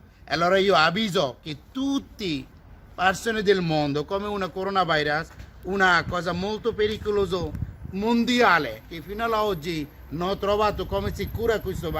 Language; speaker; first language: Italian; non-native, learner; Bangla